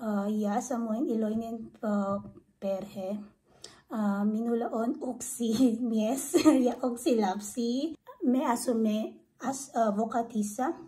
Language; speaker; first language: Finnish; non-native, learner; Filipino